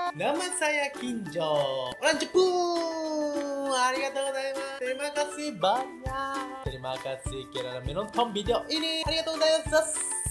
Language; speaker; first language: Malay; non-native, learner; Japanese